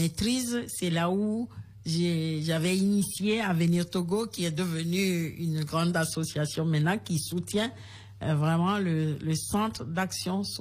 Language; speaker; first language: French; non-native, local second language; Ewe